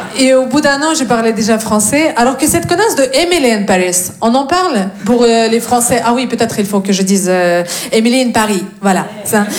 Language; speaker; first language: French; non-native, fluent; Russian